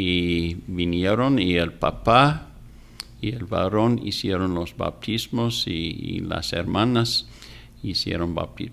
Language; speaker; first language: Spanish; non-native, fluent; English